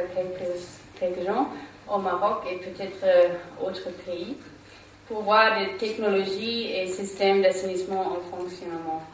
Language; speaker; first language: French; non-native, learner; German